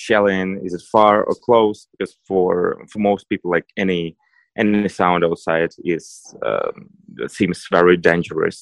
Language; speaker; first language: English; non-native, fluent; Ukrainian